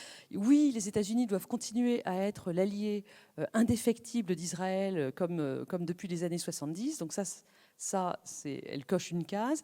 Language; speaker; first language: French; native; French